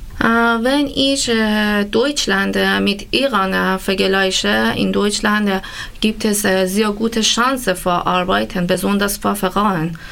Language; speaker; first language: German; non-native, learner; Persian